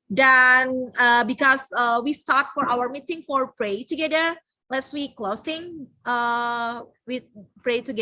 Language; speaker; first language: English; non-native, learner; Indonesian